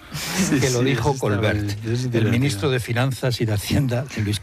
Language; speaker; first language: Spanish; native; Spanish